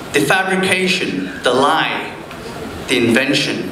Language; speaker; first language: English; early bilingual, other home language; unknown